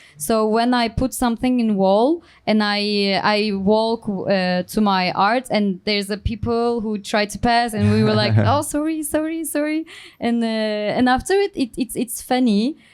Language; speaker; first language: English; non-native, learner; Turkish